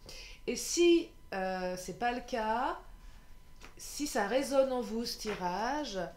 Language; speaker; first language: French; native; French